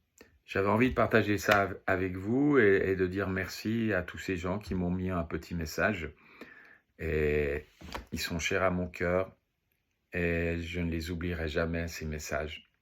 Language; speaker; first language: French; native; French